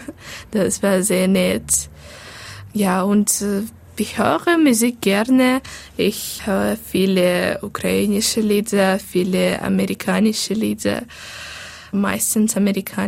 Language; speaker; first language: German; non-native, learner; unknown